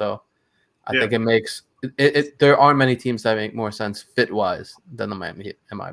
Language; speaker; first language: English; native; English